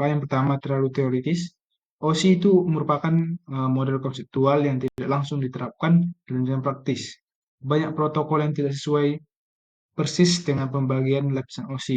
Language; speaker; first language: Indonesian; native; Indonesian